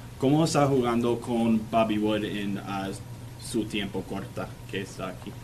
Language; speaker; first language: Spanish; non-native, learner; English